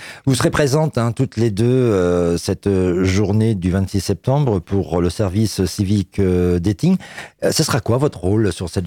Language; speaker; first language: French; native; French